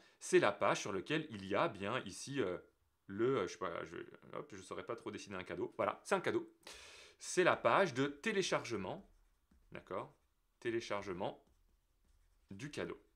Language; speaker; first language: French; native; French